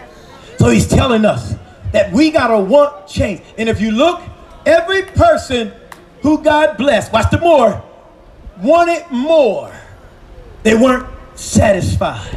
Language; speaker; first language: English; native; English